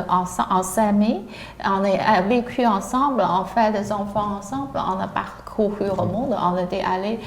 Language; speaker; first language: French; non-native, learner; Chinese